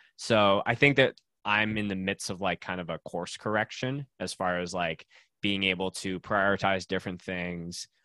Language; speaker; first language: English; native; English